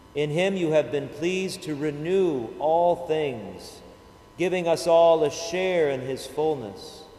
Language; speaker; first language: English; native; English